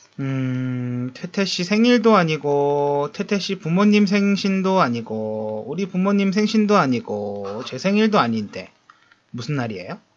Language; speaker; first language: Korean; native; Korean